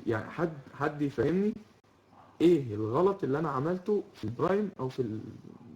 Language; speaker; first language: Arabic; native; Arabic